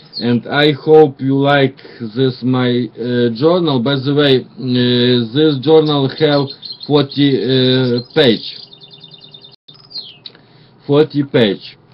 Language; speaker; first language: English; non-native, learner; Russian